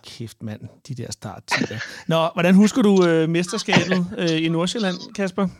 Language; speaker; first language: Danish; native; Danish